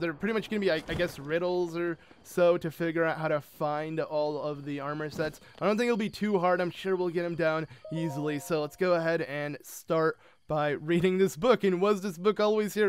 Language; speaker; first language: English; native; English